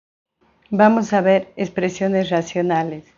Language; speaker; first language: Spanish; native; Spanish